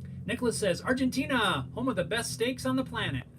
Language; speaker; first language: English; native; English